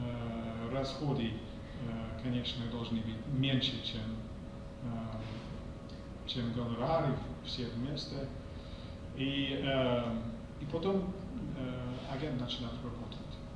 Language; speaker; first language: Russian; non-native, fluent; English